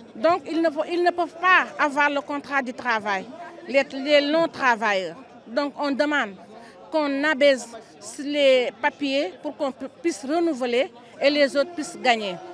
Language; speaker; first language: French; non-native, local second language; Wolof